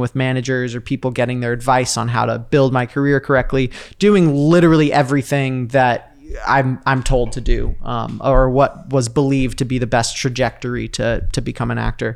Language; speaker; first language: English; native; English